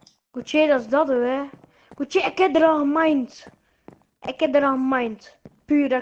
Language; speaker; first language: Dutch; native; Dutch